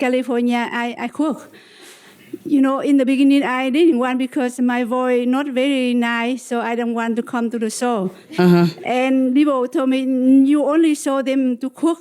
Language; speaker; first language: English; non-native, learner; Vietnamese